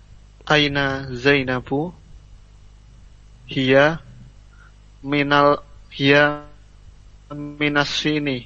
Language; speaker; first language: Arabic; non-native, learner; Indonesian